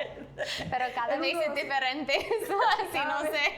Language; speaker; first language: Spanish; non-native, learner; English